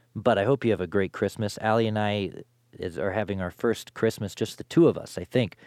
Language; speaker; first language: English; native; English